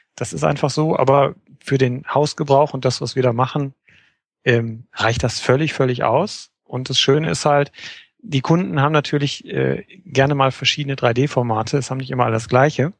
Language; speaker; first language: German; native; German